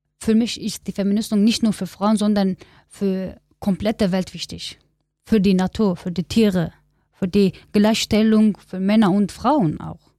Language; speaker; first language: German; non-native, learner; Kurdish